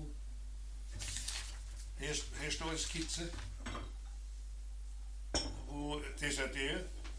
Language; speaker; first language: Danish; non-native, learner; German